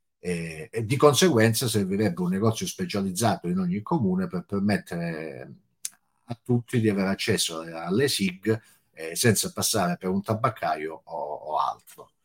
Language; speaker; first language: Italian; native; Italian